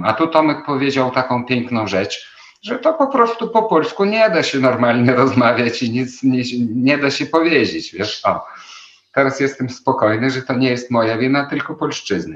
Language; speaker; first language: Polish; non-native, fluent; Ukrainian